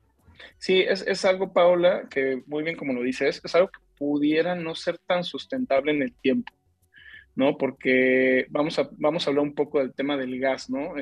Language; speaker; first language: Spanish; native; Spanish